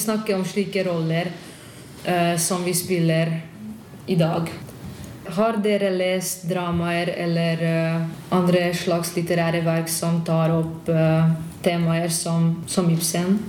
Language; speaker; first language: Norwegian; non-native, fluent; Hungarian